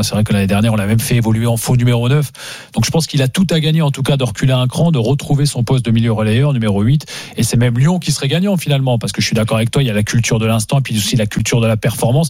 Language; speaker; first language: French; native; French